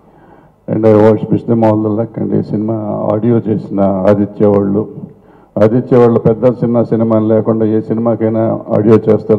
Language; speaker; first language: Telugu; native; Telugu